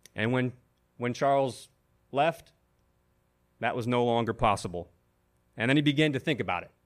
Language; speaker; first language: English; native; English